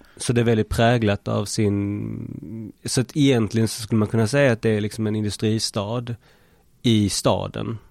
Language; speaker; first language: Swedish; native; Swedish